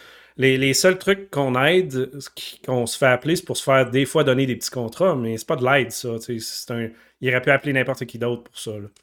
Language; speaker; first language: French; native; French